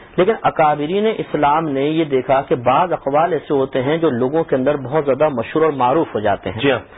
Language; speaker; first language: Urdu; native; Urdu